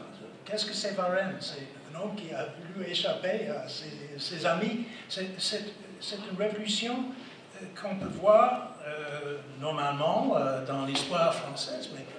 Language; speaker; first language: French; non-native, fluent; English